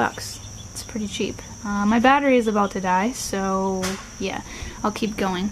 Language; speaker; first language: English; native; English